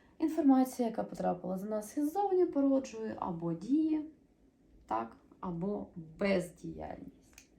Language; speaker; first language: Ukrainian; native; Ukrainian